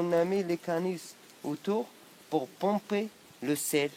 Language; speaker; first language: French; non-native, local second language; Arabic